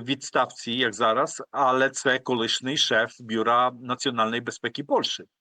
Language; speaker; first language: Polish; non-native, learner; Ukrainian